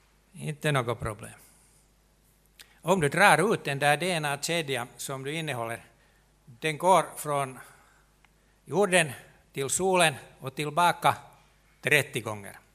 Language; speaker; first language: Swedish; non-native, local second language; Finnish